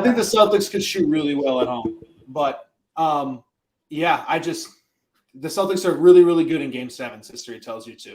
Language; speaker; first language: English; native; English